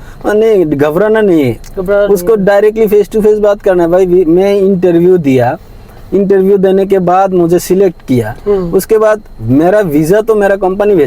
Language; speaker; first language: Hindi; non-native, fluent; Bangla